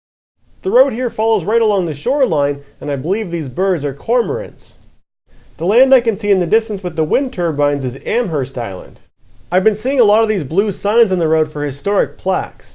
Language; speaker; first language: English; native; English